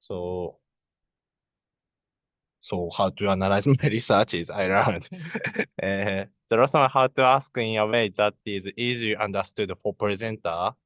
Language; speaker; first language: English; non-native, learner; Japanese